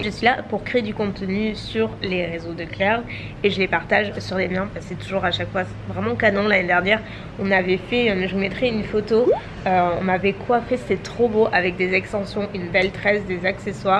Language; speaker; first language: French; native; French